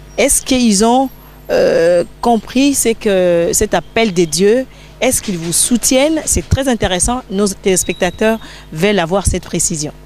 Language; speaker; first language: French; non-native, local second language; Lingala